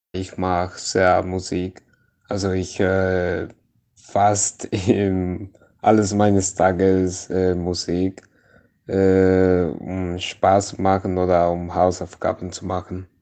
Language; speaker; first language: German; non-native, learner; Spanish